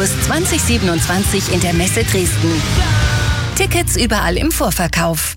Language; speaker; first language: German; native; German